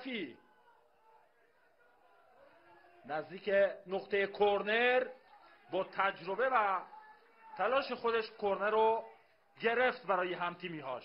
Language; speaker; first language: Persian; native; Persian